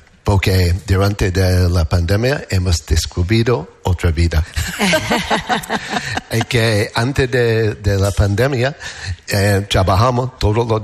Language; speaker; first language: Spanish; non-native, learner; English